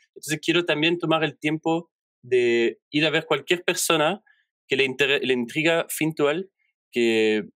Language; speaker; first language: Spanish; non-native, fluent; French